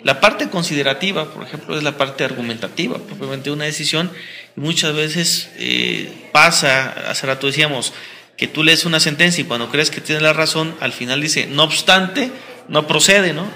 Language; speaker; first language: Spanish; native; Spanish